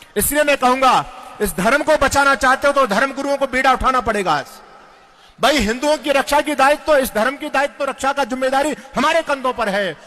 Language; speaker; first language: Hindi; non-native, local second language; Marathi